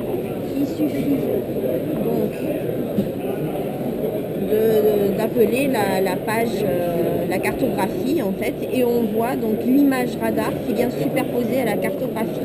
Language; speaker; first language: French; native; French